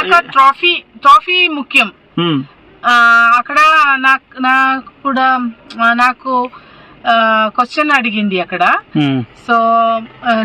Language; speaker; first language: Telugu; non-native, learner; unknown